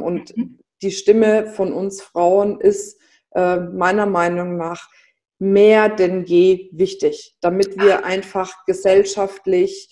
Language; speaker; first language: German; native; German